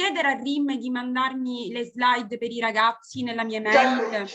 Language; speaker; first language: Italian; native; Italian